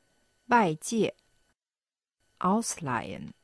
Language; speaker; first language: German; non-native, fluent; Chinese